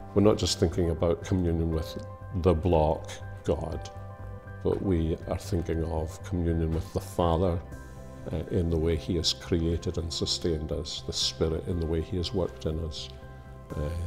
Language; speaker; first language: English; native; English